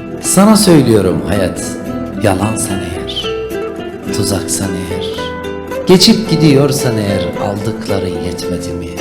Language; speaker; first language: Turkish; native; Turkish